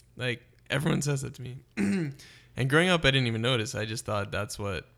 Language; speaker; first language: English; native; English